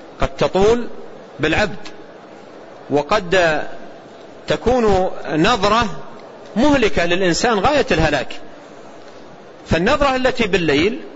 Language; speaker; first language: Arabic; native; Arabic